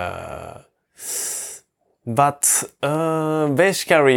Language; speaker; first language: English; non-native, learner; Japanese